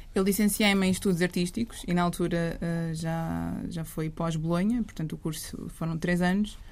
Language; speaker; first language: Portuguese; native; Portuguese